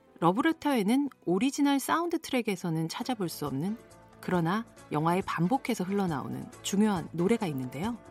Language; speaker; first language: Korean; native; Korean